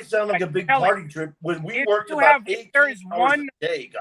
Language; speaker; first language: English; native; English